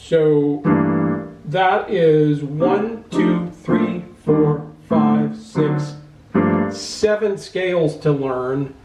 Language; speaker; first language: English; native; English